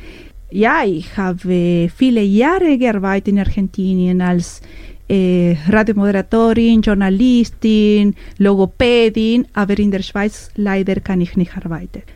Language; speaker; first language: German; non-native, learner; Spanish